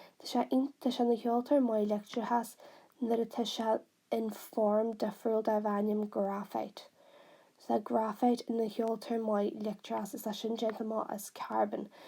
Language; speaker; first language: Irish; non-native, local second language; English